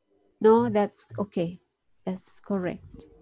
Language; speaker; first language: English; non-native, fluent; Spanish